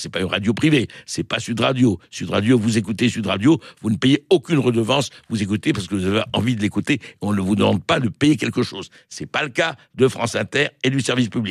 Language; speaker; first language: French; native; French